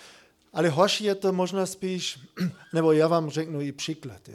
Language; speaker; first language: Czech; non-native, fluent; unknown